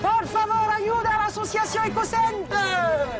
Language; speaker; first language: Spanish; non-native, learner; French